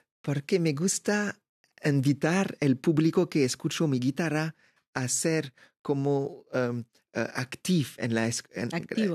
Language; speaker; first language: Spanish; non-native, learner; French